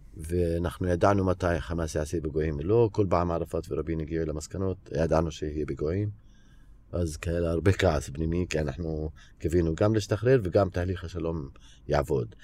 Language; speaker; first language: Hebrew; non-native, local second language; Arabic